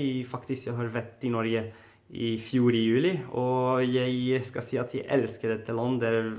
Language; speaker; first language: Norwegian; non-native, fluent; Arabic